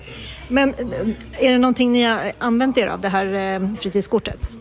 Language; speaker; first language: Swedish; native; Swedish